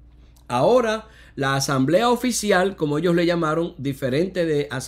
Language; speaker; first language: Spanish; native; Spanish